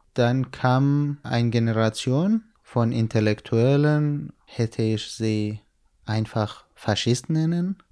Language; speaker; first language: German; non-native, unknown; Central Kurdish